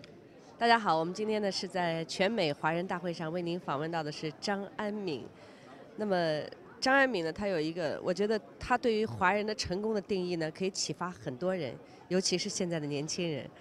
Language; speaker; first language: Chinese; native; Chinese